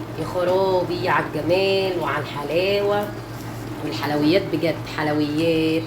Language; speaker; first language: Arabic; native; Arabic